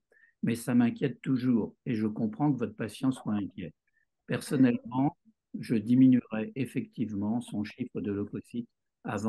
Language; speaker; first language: French; native; French